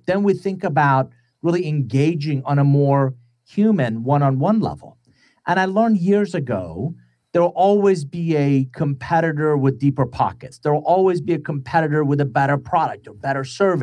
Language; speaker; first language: English; non-native, fluent; Persian